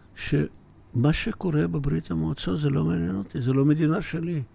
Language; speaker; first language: Hebrew; non-native, fluent; Russian